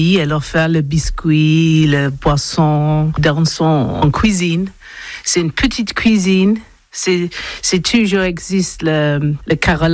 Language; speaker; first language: French; non-native, learner; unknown